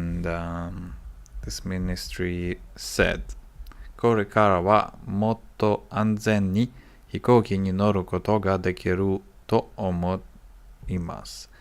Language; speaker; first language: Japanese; non-native, learner; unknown